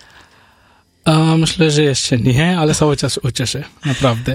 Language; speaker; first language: Polish; non-native, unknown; Hindi